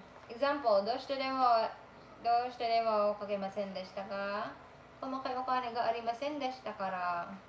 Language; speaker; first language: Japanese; non-native, fluent; Filipino